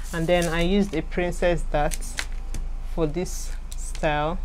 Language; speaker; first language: English; non-native, local second language; Igbo